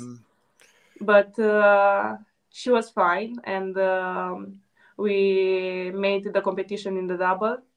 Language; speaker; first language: English; non-native, fluent; Romanian